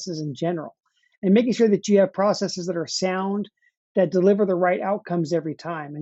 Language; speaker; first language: English; native; English